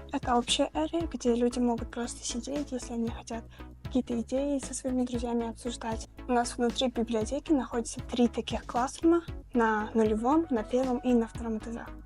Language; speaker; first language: Russian; non-native, local second language; Tajik